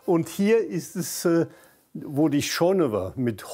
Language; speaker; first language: German; non-native, fluent; French